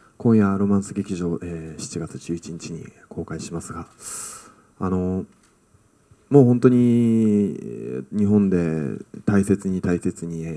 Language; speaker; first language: Japanese; native; Japanese